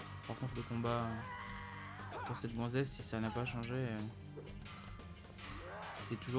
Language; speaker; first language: French; native; French